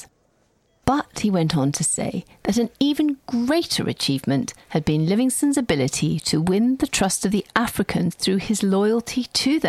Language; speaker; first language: English; native; English